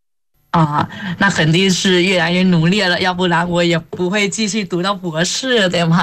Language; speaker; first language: Chinese; non-native, fluent; Vietnamese